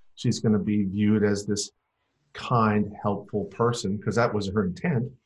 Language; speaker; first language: English; native; English